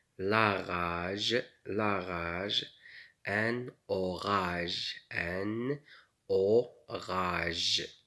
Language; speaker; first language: French; non-native, local second language; Arabic